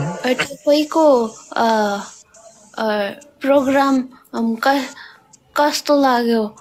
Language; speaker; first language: Nepali; non-native, learner; Hindi